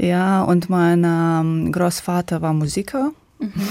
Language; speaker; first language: German; non-native, learner; Ukrainian